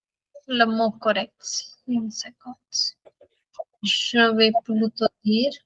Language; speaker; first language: French; non-native, fluent; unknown